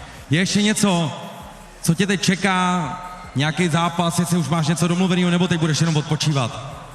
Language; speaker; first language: Czech; native; Czech